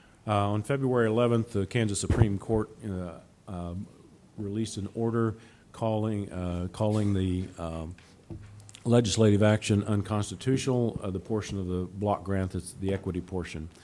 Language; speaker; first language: English; native; English